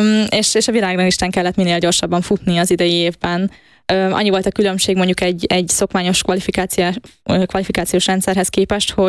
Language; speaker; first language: Hungarian; native; Hungarian